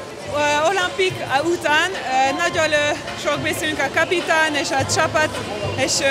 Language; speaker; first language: Hungarian; non-native, learner; French